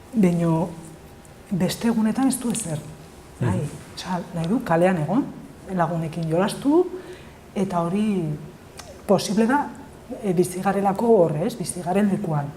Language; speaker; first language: Basque; non-native, local second language; Spanish